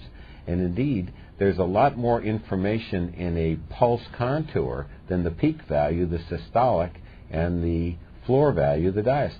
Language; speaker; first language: English; native; English